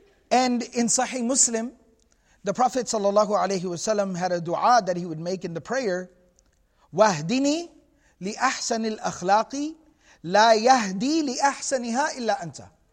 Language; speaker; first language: English; native; English